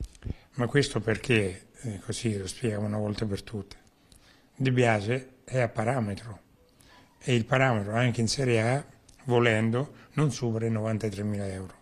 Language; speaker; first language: Italian; native; Italian